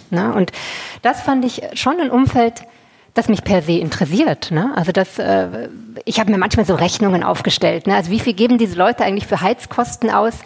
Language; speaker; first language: German; native; German